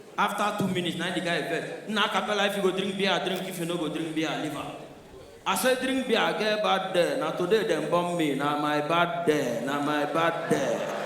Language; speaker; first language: Nigerian Pidgin; non-native, local second language; Igbo